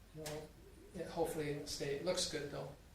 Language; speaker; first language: English; native; English